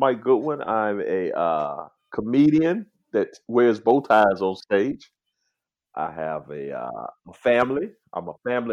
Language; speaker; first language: English; native; English